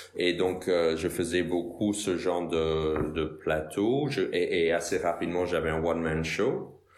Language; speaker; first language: French; non-native, fluent; English